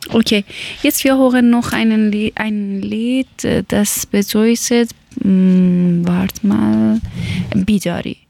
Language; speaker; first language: German; early bilingual, other home language; Persian